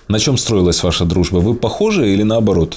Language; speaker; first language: Russian; native; Russian